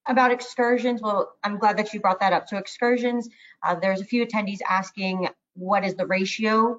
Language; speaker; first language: English; native; English